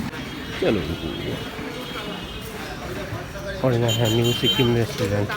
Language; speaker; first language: Hindi; non-native, local second language; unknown